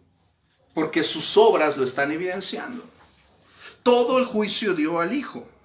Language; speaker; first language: Spanish; native; Spanish